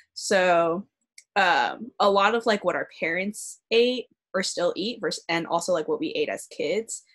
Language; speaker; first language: English; native; English